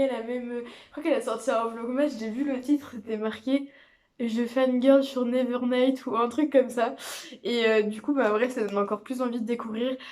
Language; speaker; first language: French; native; French